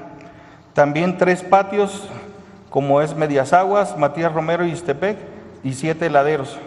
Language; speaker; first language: Spanish; native; Spanish